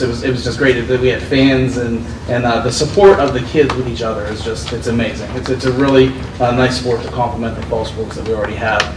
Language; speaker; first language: English; native; English